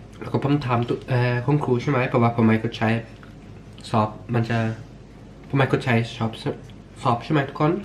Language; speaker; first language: Thai; early bilingual, heritage; Swedish